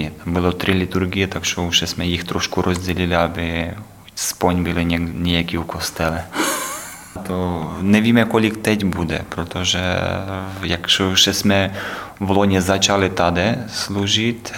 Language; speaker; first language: Czech; non-native, learner; Ukrainian